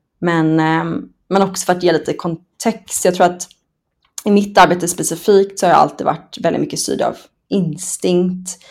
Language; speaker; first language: Swedish; early bilingual, other home language; Persian